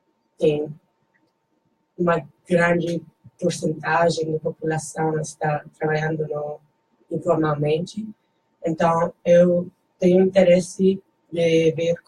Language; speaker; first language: Portuguese; non-native, learner; Dutch